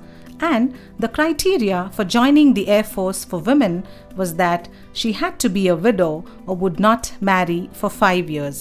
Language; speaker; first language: English; non-native, local second language; Kannada